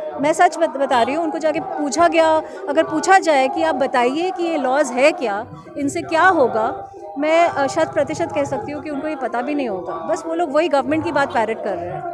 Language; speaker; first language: Hindi; non-native, local second language; Bangla